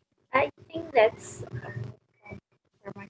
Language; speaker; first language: English; non-native, learner; Indonesian